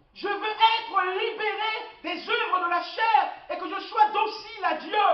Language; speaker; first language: French; non-native, local second language; Lingala